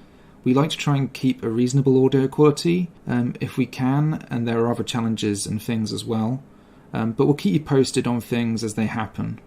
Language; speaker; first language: English; native; English